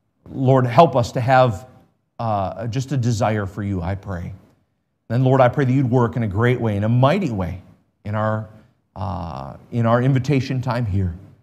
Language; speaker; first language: English; native; English